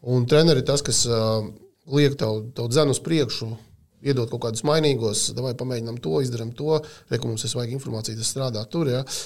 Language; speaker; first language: Latvian; native; Latvian